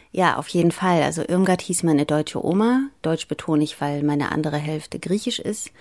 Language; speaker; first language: German; early bilingual, other home language; Greek